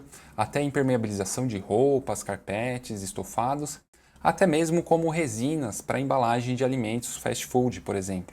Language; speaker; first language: Portuguese; native; Portuguese